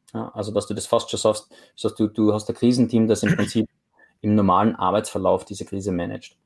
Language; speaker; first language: German; native; German